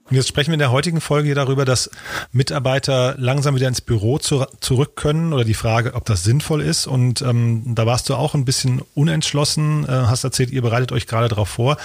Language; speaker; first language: German; native; German